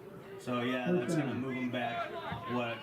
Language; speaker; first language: English; native; English